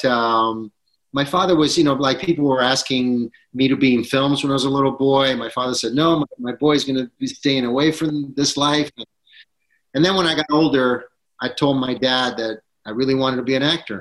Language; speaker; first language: English; non-native, fluent; Italian